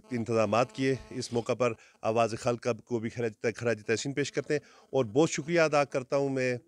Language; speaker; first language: Urdu; non-native, local second language; Northern Hindko